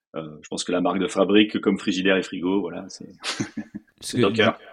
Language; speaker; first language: French; native; French